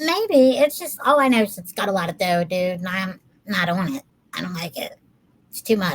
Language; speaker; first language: English; native; English